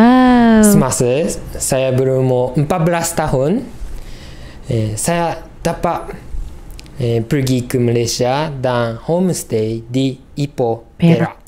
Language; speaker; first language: Indonesian; non-native, learner; Japanese